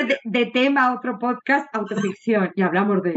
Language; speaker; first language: Spanish; native; Spanish